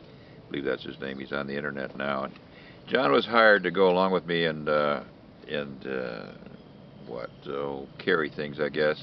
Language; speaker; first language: English; native; English